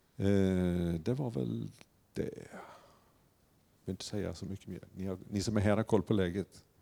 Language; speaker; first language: Swedish; native; Swedish